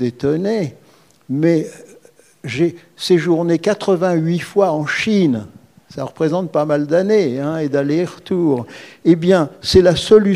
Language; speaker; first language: French; native; French